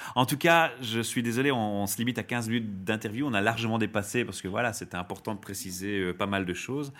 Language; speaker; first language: French; native; French